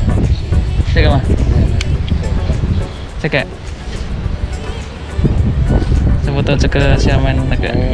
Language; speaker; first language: Chinese; non-native, learner; Indonesian